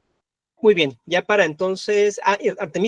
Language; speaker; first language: Spanish; native; Spanish